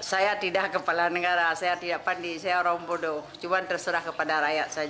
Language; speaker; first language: Indonesian; non-native, local second language; Achinese